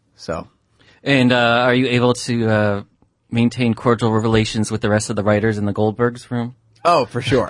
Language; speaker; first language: English; native; English